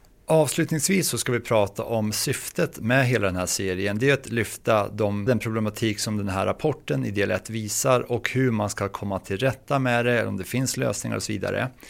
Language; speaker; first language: Swedish; native; Swedish